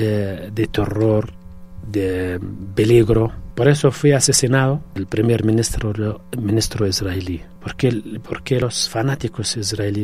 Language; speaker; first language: Spanish; non-native, fluent; Arabic